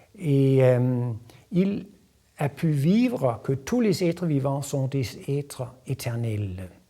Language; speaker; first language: French; non-native, fluent; Danish